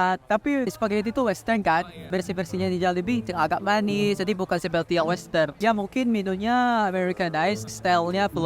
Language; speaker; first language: Indonesian; non-native, fluent; Filipino